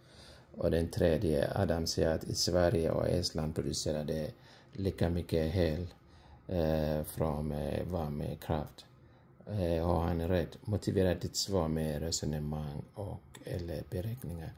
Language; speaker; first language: Swedish; non-native, fluent; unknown